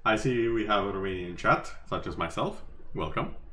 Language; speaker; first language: English; non-native, fluent; Romanian